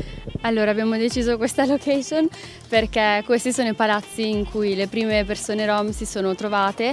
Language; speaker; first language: Italian; native; Italian